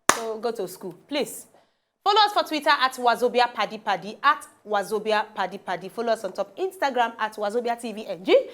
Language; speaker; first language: Nigerian Pidgin; non-native, local second language; Yoruba